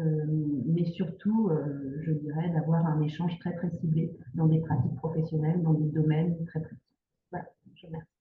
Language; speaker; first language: French; native; French